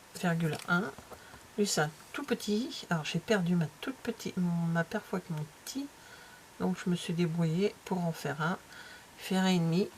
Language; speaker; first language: French; native; French